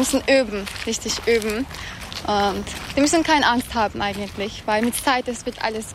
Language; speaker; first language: German; non-native, fluent; Turkish